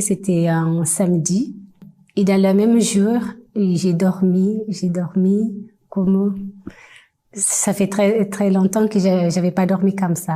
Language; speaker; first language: French; non-native, fluent; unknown